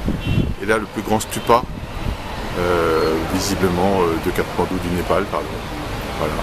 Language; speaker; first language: French; native; French